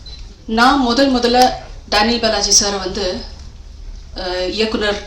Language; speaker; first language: Tamil; native; Tamil